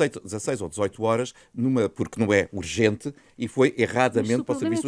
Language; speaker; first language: Portuguese; native; Portuguese